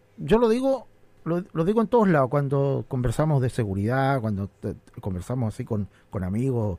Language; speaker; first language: Spanish; native; Spanish